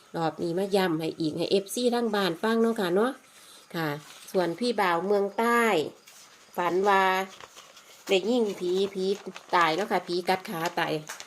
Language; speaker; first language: Thai; native; Thai